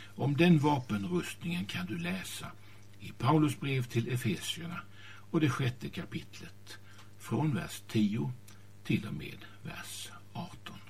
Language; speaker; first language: Swedish; native; Swedish